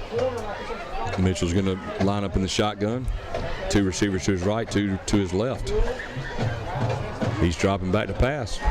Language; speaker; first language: English; native; English